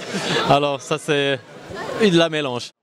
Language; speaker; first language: French; non-native, local second language; German